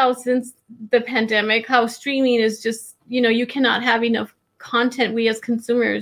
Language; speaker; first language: English; native; English